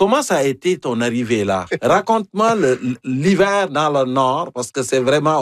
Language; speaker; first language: French; native; French